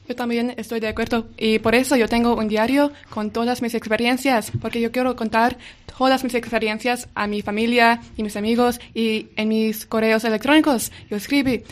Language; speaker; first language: Spanish; non-native, learner; English